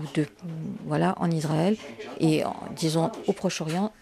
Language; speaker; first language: French; native; French